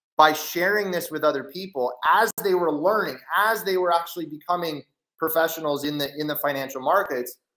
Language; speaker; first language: English; native; English